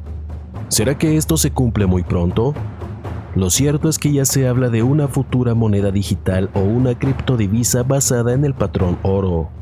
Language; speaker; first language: Spanish; native; Spanish